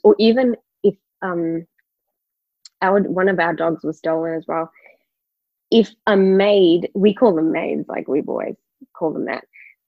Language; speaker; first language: English; native; English